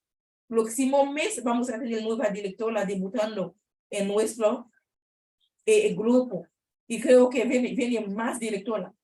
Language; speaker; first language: Spanish; non-native, learner; Haitian Creole